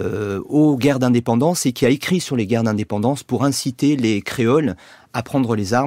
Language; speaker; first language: French; native; French